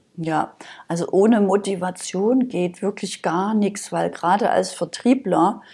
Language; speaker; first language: German; native; German